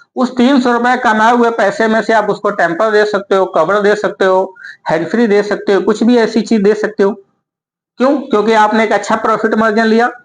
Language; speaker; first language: Hindi; native; Hindi